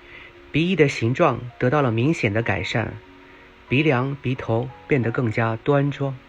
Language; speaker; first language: Chinese; native; Chinese